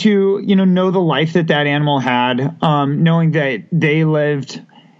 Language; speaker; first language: English; native; English